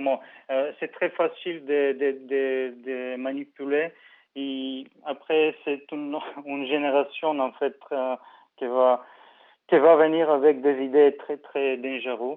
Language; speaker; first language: French; non-native, fluent; Bulgarian